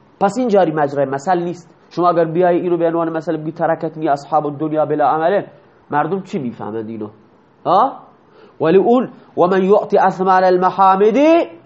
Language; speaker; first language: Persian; non-native, local second language; Baluchi